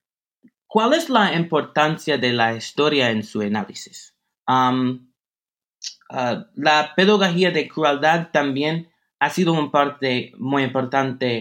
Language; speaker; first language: Spanish; non-native, fluent; English